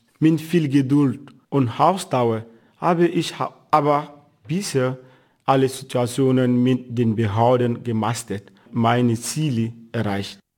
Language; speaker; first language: German; non-native, fluent; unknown